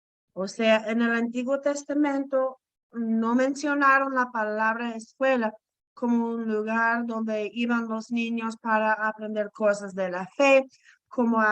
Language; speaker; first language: Spanish; non-native, fluent; English